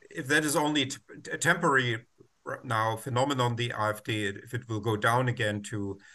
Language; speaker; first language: English; non-native, fluent; German